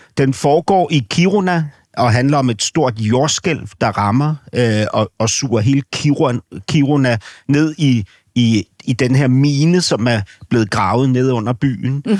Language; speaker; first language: Danish; native; Danish